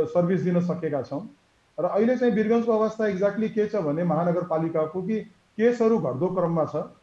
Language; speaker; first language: Nepali; native; Nepali